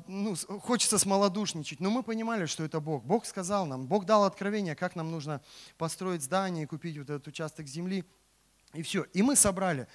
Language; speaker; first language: Russian; native; Russian